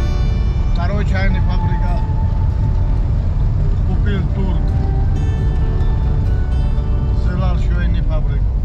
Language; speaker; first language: Russian; non-native, learner; Georgian